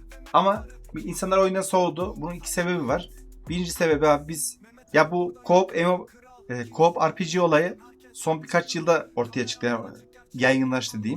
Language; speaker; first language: Turkish; native; Turkish